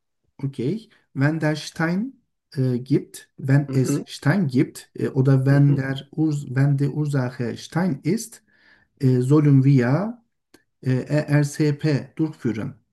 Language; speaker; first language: German; non-native, learner; Turkish